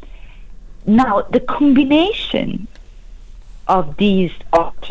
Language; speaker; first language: English; non-native, fluent; Italian